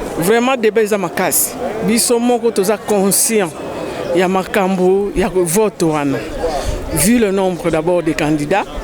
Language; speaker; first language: Lingala; non-native, local second language; Kongo